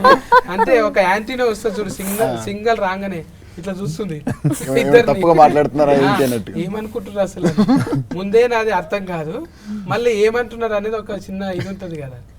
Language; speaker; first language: Telugu; native; Telugu